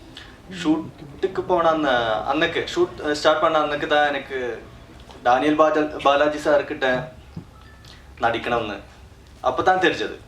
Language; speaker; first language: Tamil; non-native, learner; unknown